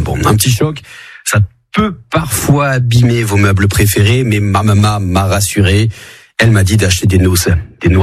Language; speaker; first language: French; native; French